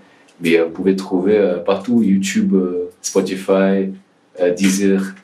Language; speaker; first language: French; non-native, learner; Portuguese